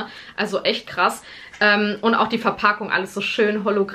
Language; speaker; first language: German; native; German